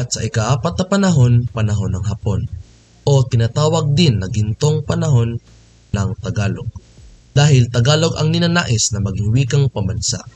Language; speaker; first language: Filipino; non-native, local second language; Cebuano